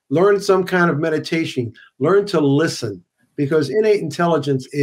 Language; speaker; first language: English; native; English